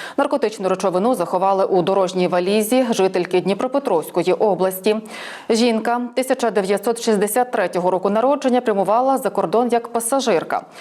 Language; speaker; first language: Ukrainian; native; Ukrainian